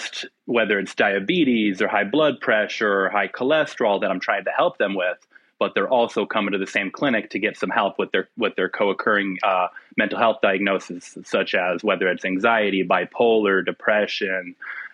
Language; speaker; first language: English; native; English